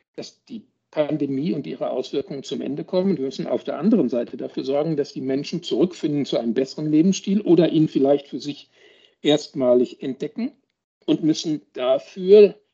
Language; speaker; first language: German; native; German